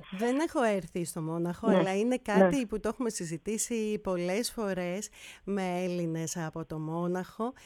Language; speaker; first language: Greek; native; Greek